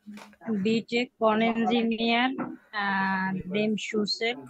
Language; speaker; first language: German; non-native, learner; Bangla